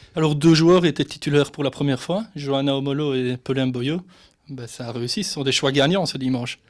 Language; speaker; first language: French; native; French